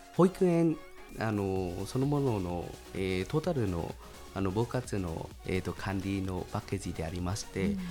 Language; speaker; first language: Japanese; non-native, fluent; Vietnamese